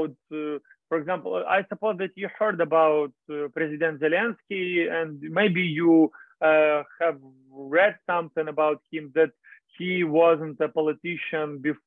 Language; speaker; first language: English; non-native, learner; Ukrainian